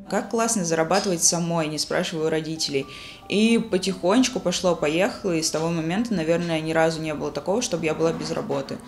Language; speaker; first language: Russian; native; Russian